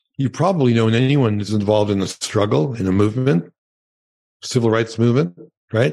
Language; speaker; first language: English; early bilingual, other home language; Yiddish